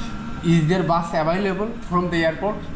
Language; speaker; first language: English; non-native, learner; Bangla